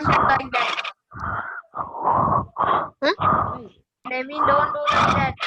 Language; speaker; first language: English; non-native, local second language; Sinhala